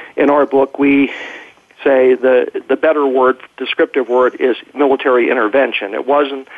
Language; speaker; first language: English; native; English